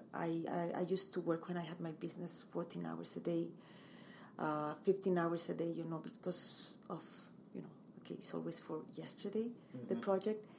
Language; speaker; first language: English; non-native, fluent; Spanish